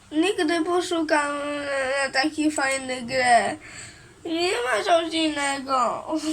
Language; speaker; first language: Polish; early bilingual, heritage; Portuguese